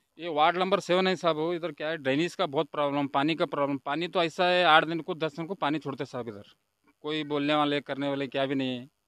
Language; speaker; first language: Hindi; native; Hindi